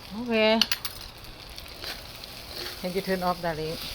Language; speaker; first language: English; non-native, learner; Thai